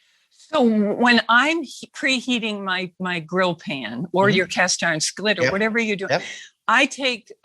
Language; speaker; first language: English; native; English